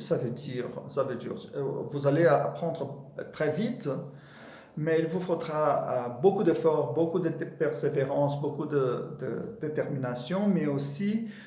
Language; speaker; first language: French; non-native, fluent; Portuguese